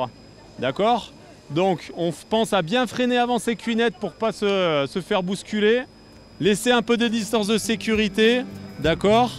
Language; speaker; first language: French; native; French